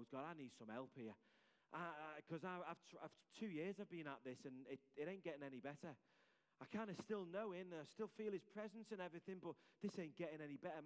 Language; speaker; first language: English; native; English